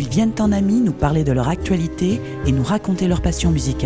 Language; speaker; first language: French; native; French